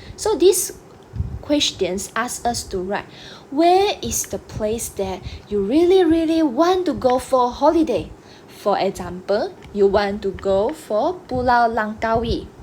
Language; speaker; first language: English; non-native, local second language; Malay